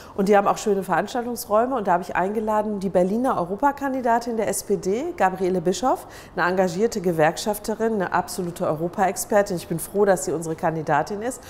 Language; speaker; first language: German; native; German